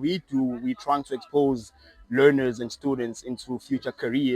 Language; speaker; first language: English; non-native, local second language; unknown